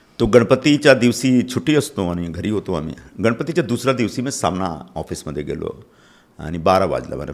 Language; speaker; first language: Marathi; non-native, local second language; Hindi